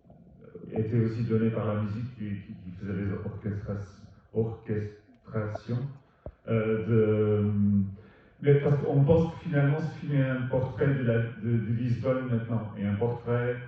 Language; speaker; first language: French; non-native, fluent; Portuguese